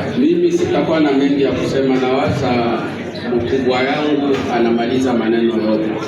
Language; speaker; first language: Swahili; native; Swahili